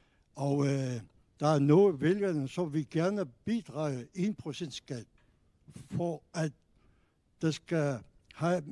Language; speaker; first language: Danish; non-native, local second language; Kalaallisut